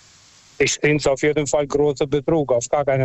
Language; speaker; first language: German; non-native, fluent; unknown